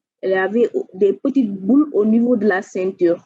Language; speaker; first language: French; non-native, local second language; Wolof